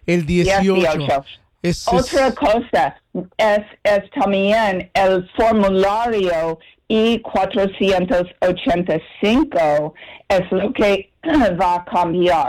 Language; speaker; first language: Spanish; non-native, learner; English